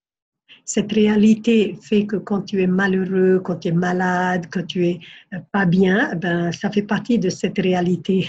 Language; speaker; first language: French; non-native, fluent; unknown